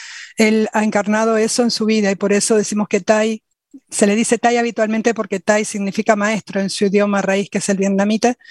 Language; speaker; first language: Spanish; native; Spanish